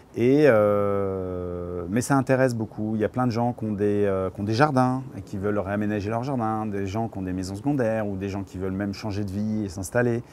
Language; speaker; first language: French; native; French